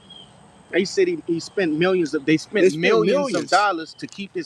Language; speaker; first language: English; native; English